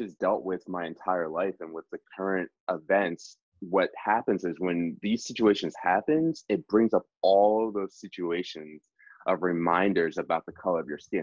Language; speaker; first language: English; native; English